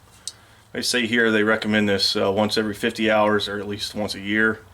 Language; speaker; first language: English; native; English